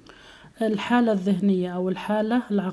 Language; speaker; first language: Arabic; native; Arabic